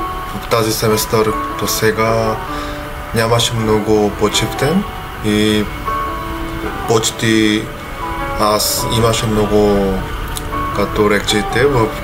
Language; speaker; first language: Bulgarian; non-native, learner; Korean